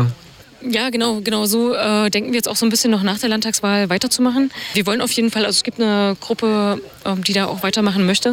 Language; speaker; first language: German; native; German